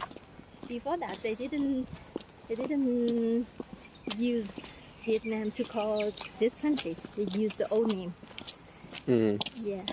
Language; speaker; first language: English; non-native, fluent; Vietnamese